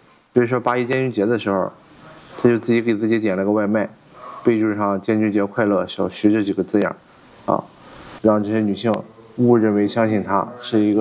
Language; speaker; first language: Chinese; native; Chinese